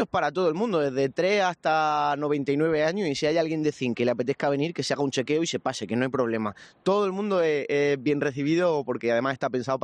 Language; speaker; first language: Spanish; native; Spanish